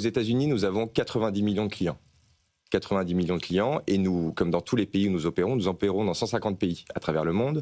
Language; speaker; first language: French; native; French